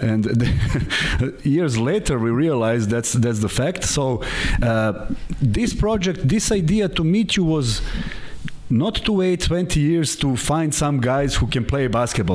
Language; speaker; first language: English; non-native, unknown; Serbian